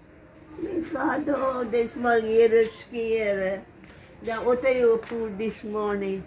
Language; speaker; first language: Dutch; non-native, local second language; Sranan Tongo